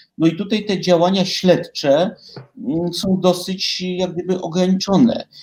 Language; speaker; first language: Polish; native; Polish